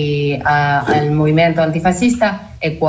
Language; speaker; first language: Italian; non-native, learner; Spanish